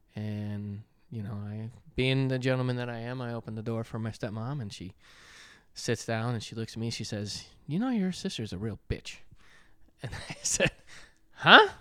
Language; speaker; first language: English; native; English